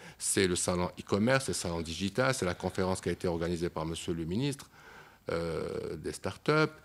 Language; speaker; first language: French; non-native, local second language; Arabic